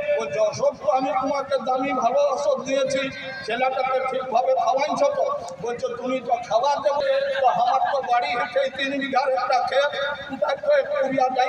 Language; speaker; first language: Bangla; non-native, local second language; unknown